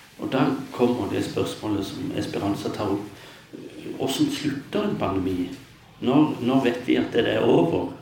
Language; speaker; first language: Norwegian; native; Norwegian